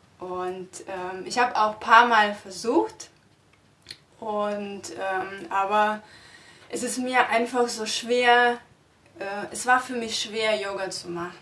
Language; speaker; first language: German; non-native, fluent; Russian